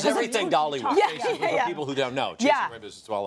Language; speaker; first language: English; native; English